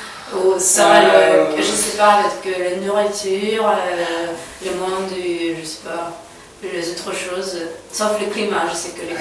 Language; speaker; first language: French; non-native, learner; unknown